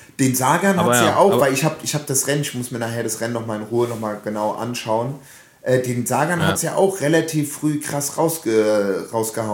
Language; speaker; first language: German; native; German